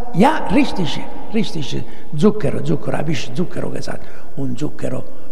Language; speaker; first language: German; non-native, learner; Italian